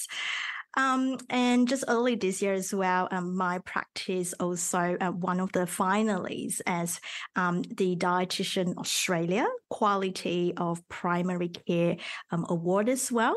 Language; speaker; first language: English; non-native, local second language; Chinese